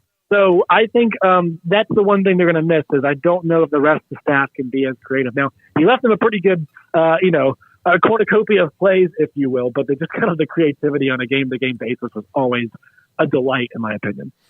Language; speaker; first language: English; native; English